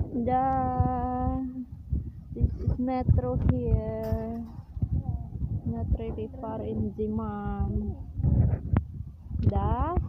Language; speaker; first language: English; non-native, local second language; Cebuano